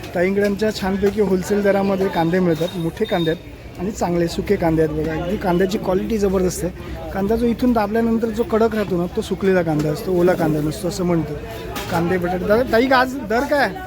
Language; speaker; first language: Marathi; non-native, local second language; Konkani